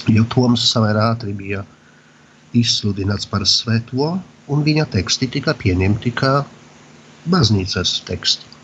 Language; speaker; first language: Latvian; non-native, fluent; Polish